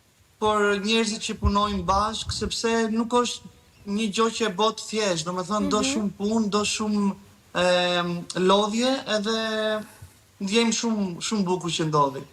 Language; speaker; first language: Albanian; early bilingual, heritage; Albanian